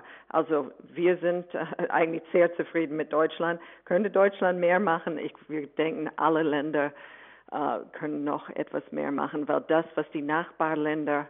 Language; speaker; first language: German; non-native, fluent; English